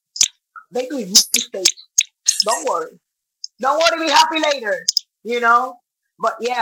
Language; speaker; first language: English; non-native, learner; Spanish